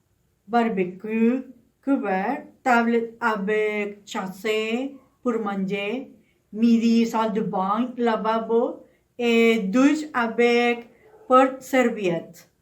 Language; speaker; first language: French; non-native, learner; Spanish